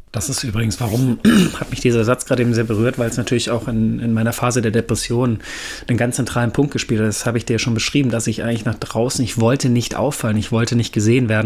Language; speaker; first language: German; native; German